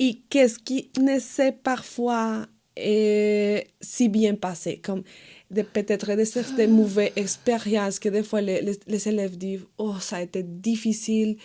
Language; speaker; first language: French; non-native, fluent; Spanish